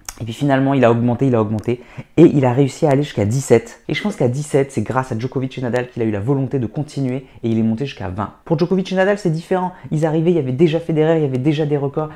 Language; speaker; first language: French; native; French